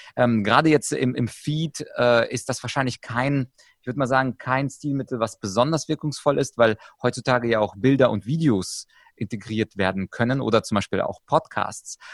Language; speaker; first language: German; early bilingual, other home language; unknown